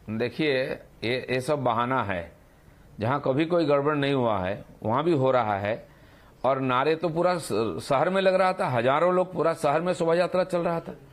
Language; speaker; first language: Hindi; non-native, local second language; Bangla